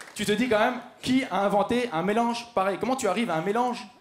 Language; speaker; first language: French; native; French